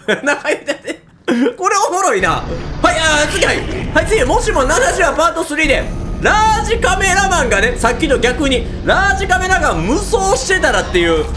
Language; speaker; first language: Japanese; native; Japanese